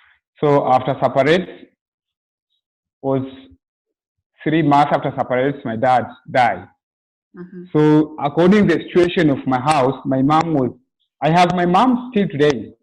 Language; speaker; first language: English; non-native, local second language; Swahili